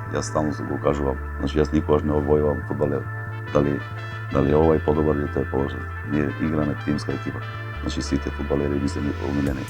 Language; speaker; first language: Macedonian; non-native, local second language; Albanian